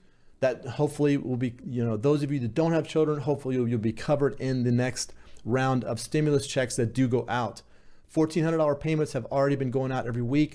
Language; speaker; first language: English; native; English